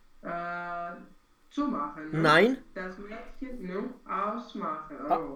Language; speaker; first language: German; non-native, learner; Romanian